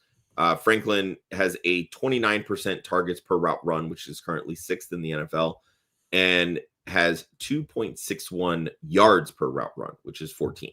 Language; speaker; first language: English; native; English